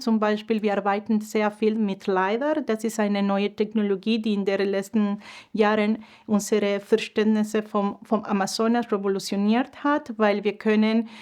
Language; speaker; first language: German; non-native, fluent; Spanish